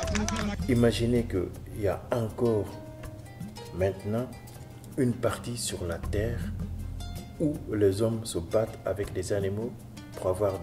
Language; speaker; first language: French; non-native, local second language; Mandingo